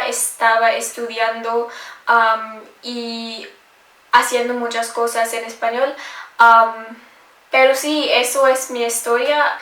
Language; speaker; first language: Spanish; non-native, learner; English